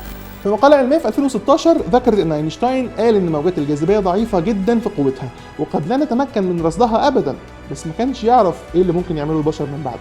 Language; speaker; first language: Arabic; native; Arabic